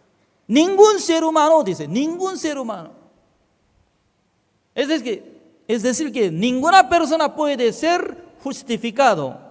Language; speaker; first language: Spanish; non-native, fluent; Korean